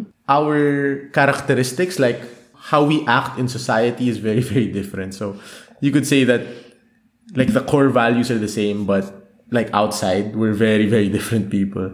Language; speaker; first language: English; non-native, local second language; Filipino